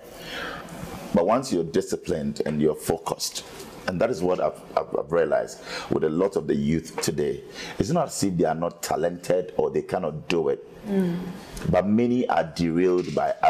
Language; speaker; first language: English; non-native, local second language; Akan